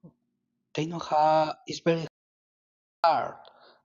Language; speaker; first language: English; non-native, learner; Spanish